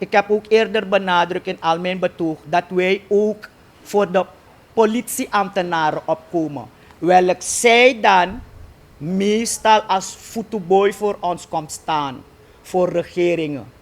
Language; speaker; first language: Dutch; native; Dutch